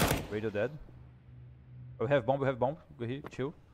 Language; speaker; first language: English; non-native, fluent; Portuguese